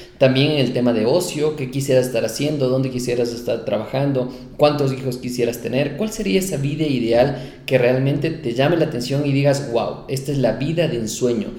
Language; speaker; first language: Spanish; native; Spanish